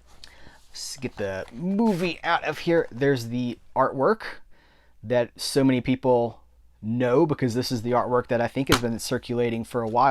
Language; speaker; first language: English; native; English